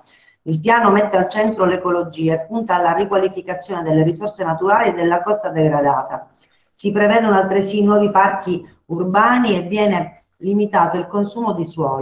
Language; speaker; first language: Italian; native; Italian